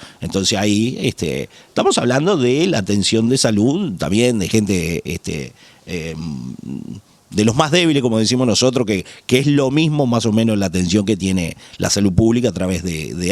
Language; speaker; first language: Spanish; native; Spanish